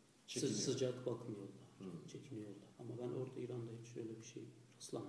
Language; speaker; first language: Turkish; non-native, fluent; Azerbaijani